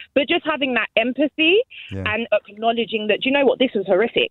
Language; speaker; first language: English; native; English